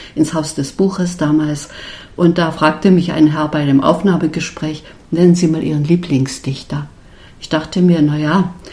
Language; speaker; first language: German; non-native, local second language; Upper Sorbian